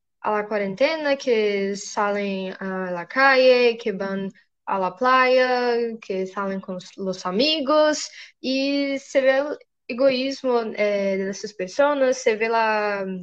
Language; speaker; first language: Spanish; non-native, learner; Portuguese